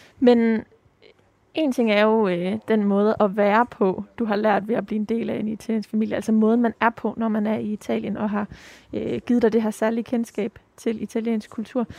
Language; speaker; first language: Danish; native; Danish